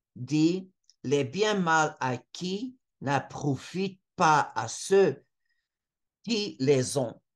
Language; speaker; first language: French; non-native, fluent; Portuguese